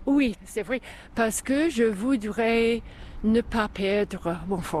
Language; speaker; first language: French; non-native, fluent; English